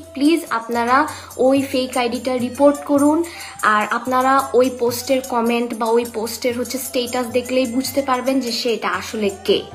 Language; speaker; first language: Bangla; non-native, local second language; Kok Borok